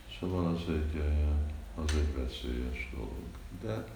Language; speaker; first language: Hungarian; early bilingual, heritage; Hungarian